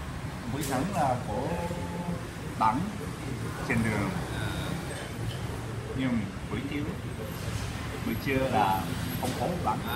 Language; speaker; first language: Vietnamese; non-native, learner; Japanese